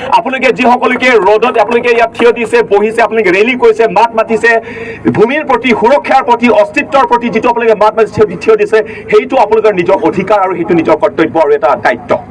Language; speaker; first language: Assamese; non-native, local second language; Karbi